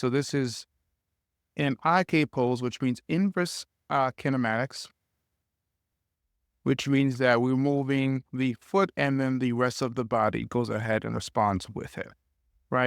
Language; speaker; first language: English; native; English